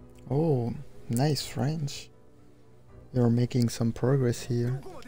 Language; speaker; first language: English; non-native, fluent; French